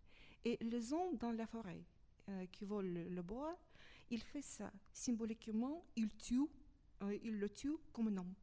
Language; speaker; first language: French; non-native, fluent; Russian